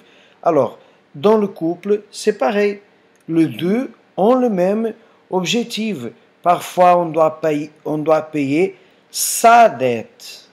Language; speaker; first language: French; non-native, fluent; Portuguese